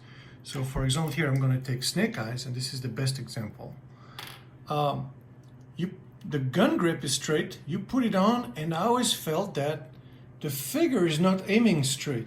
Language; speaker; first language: English; native; English